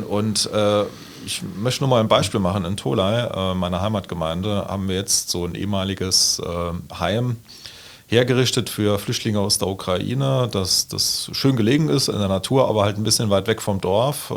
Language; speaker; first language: German; native; German